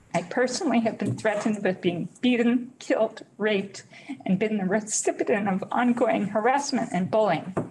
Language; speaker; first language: English; native; English